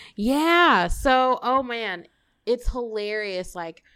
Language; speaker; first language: English; native; English